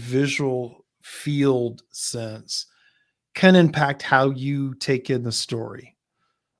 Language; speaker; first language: English; native; English